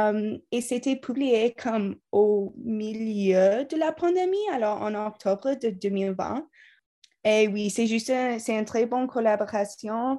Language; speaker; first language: French; non-native, learner; English